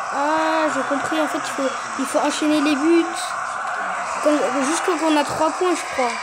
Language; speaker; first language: French; native; French